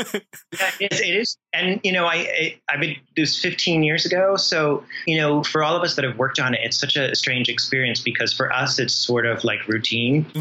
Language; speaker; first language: English; native; English